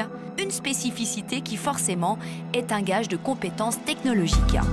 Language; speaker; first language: French; native; French